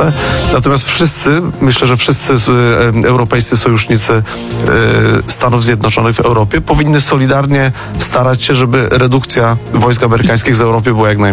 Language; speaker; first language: Polish; native; Polish